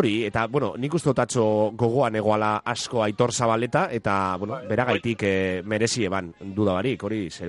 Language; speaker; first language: Basque; native; Basque